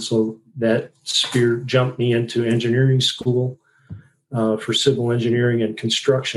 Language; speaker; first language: English; native; English